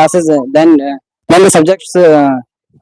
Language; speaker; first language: English; non-native, learner; Hindi